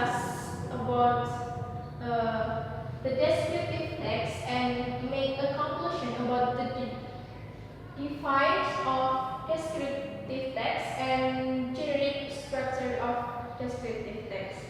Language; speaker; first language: English; non-native, learner; Indonesian